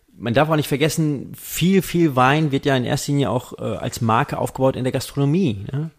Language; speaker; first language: German; native; German